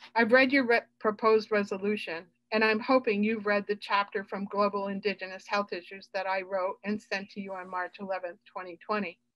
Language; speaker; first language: English; native; English